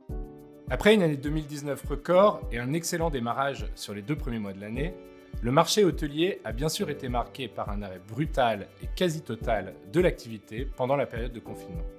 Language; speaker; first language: French; native; French